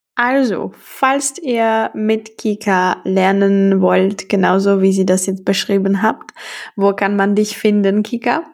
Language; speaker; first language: German; non-native, fluent; Czech